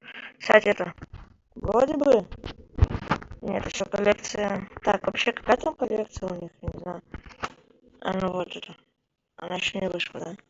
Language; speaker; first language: Russian; native; Russian